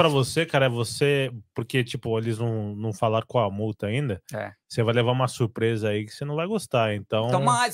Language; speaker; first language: Portuguese; native; Portuguese